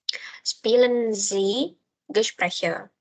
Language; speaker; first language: German; non-native, fluent; Indonesian